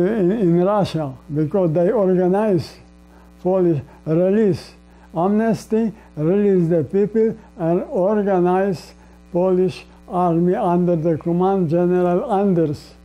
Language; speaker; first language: English; non-native, learner; Polish